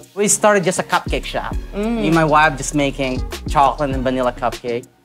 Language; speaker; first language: English; non-native, local second language; Filipino